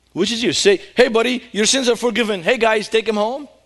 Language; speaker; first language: English; non-native, fluent; Arabic